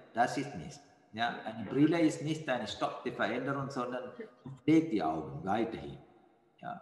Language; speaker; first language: German; non-native, fluent; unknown